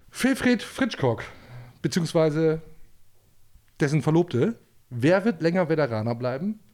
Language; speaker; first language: German; native; German